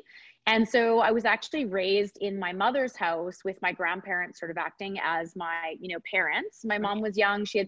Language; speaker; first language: English; native; English